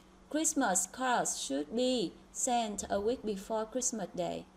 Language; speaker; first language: English; non-native, fluent; Vietnamese